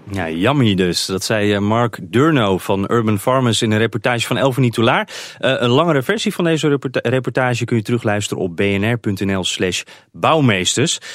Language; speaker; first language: Dutch; native; Dutch